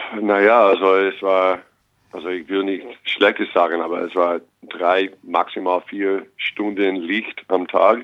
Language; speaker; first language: German; non-native, fluent; English